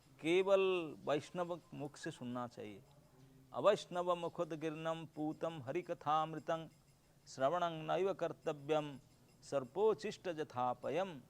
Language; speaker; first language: Hindi; non-native, local second language; Bangla